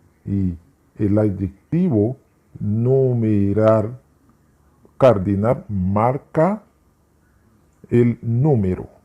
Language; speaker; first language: Spanish; non-native, fluent; Haitian Creole